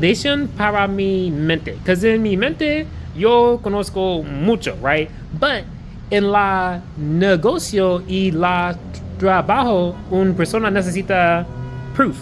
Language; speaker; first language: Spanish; non-native, learner; English